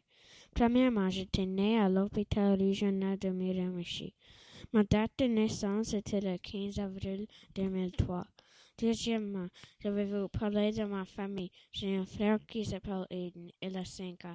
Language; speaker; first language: French; non-native, learner; English